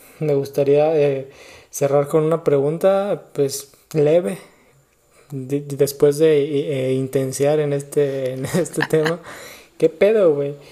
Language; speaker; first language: Spanish; native; Spanish